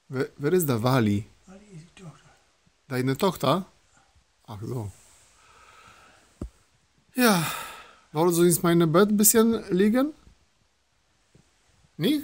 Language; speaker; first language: German; non-native, learner; Polish